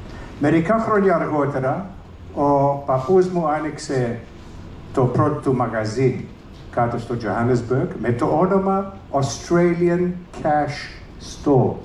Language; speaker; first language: Greek; early bilingual, heritage; English